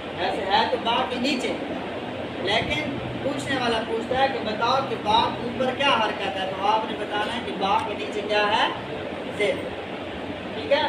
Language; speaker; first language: Urdu; native; Urdu